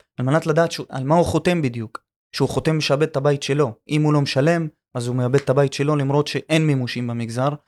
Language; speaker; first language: Hebrew; non-native, local second language; Arabic